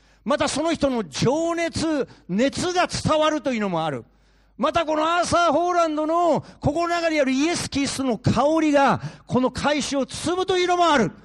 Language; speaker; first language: Japanese; early bilingual, heritage; Japanese